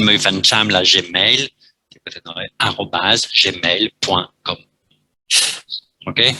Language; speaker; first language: Vietnamese; non-native, fluent; French